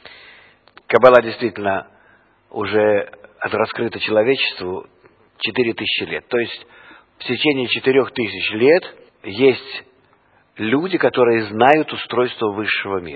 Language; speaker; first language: Russian; non-native, fluent; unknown